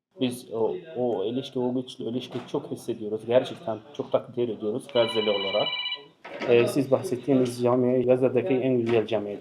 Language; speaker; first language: Turkish; non-native, learner; Arabic